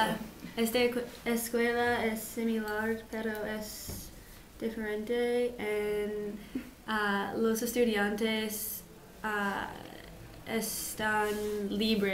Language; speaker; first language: Spanish; non-native, learner; English